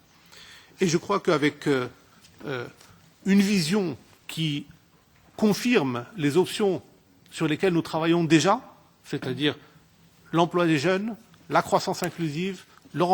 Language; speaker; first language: French; non-native, local second language; Arabic